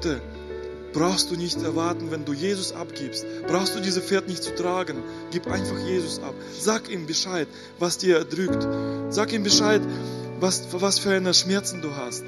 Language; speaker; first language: German; non-native, fluent; Russian